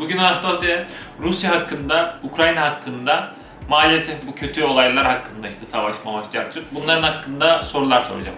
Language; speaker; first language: Turkish; native; Turkish